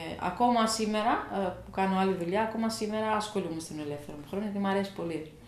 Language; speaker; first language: Greek; non-native, fluent; Albanian